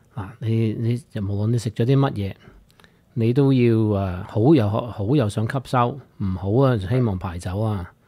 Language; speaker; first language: Cantonese; native; Cantonese